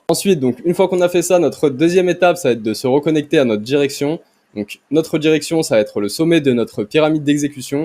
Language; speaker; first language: French; native; French